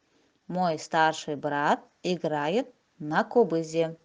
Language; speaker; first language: Russian; non-native, local second language; Kazakh